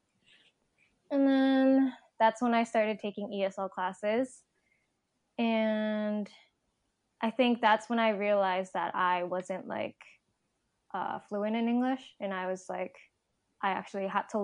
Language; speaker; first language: English; non-native, fluent; Japanese